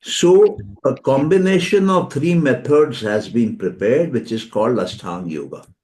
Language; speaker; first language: English; non-native, local second language; Hindi